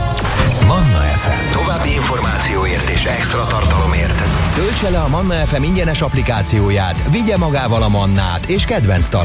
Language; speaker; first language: Hungarian; native; Hungarian